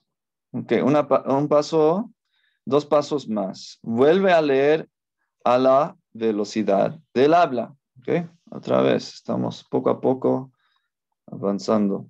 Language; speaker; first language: Spanish; non-native, fluent; English